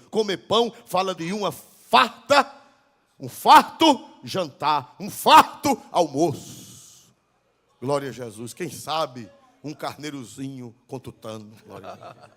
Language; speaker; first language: Portuguese; native; Portuguese